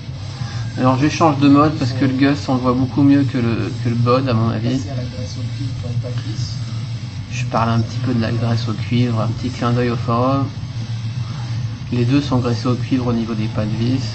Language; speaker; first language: French; native; French